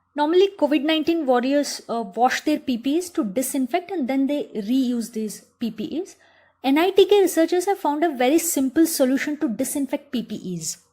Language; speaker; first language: English; non-native, local second language; Kannada